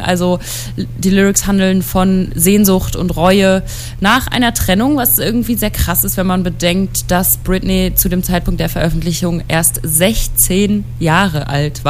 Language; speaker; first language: German; native; German